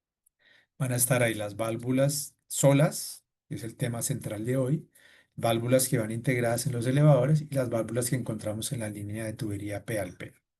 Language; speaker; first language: Spanish; native; Spanish